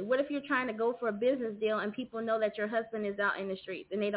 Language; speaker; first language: English; native; English